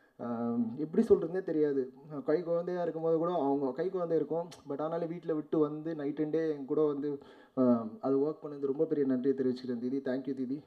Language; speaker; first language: Tamil; native; Tamil